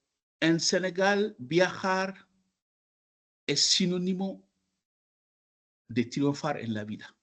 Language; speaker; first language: Spanish; non-native, fluent; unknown